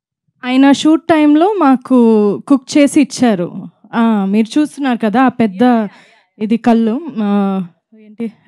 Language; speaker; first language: Telugu; non-native, local second language; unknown